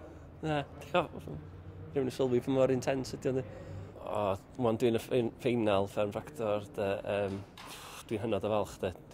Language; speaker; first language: Welsh; native; Welsh